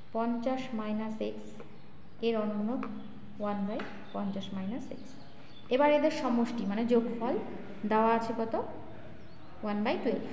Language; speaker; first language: Bangla; native; Bangla